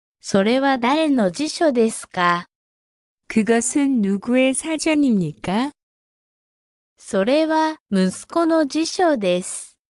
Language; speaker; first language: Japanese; non-native, fluent; Korean